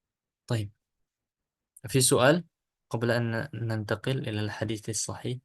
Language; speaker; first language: Arabic; non-native, fluent; Indonesian